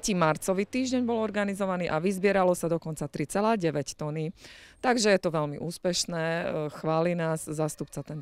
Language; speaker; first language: Slovak; native; Slovak